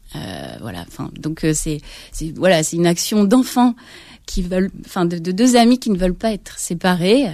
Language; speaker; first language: French; native; French